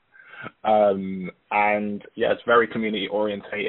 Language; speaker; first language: English; native; English